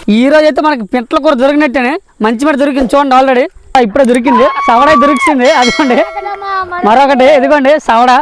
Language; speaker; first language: Telugu; non-native, local second language; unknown